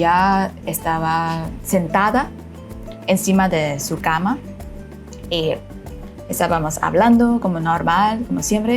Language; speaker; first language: Spanish; non-native, fluent; Thai